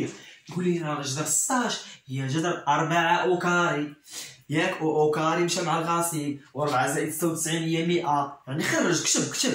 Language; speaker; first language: Arabic; native; Arabic